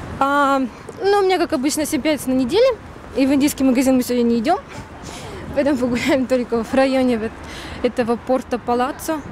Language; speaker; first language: Russian; native; Russian